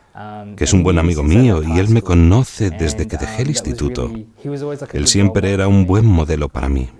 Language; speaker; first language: Spanish; non-native, fluent; English